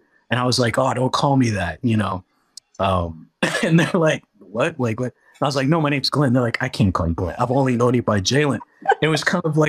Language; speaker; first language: English; native; English